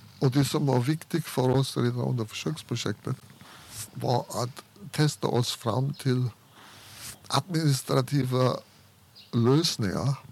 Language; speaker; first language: Swedish; non-native, fluent; German